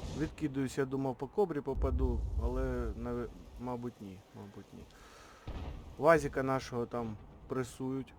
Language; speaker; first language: Ukrainian; non-native, local second language; Russian